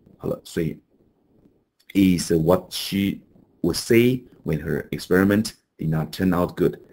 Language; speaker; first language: English; non-native, fluent; Chinese